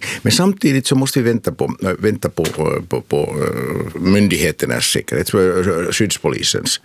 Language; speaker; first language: Swedish; non-native, local second language; Finnish